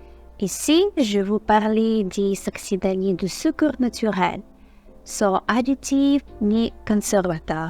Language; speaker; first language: French; non-native, fluent; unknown